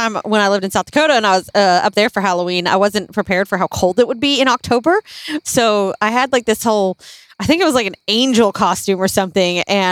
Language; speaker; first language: English; native; English